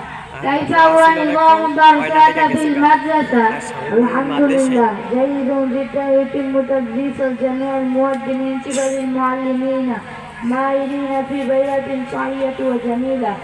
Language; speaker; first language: Arabic; non-native, learner; Bangla